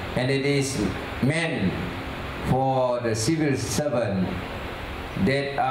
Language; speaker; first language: English; non-native, local second language; Malay